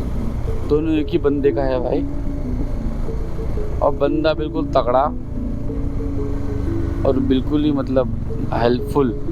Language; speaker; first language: Hindi; native; Hindi